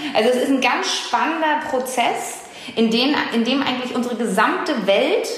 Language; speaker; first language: German; native; German